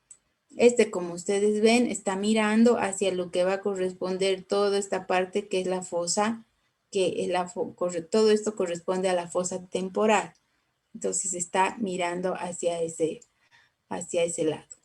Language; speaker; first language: Spanish; native; Spanish